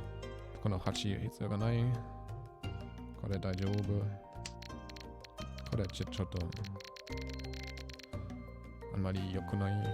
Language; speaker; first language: Japanese; non-native, learner; German